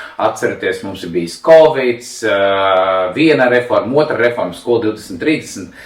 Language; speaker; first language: Latvian; non-native, local second language; Russian